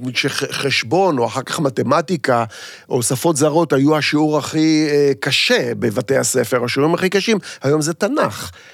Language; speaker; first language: Hebrew; native; Hebrew